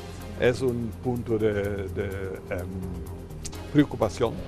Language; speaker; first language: Spanish; non-native, fluent; German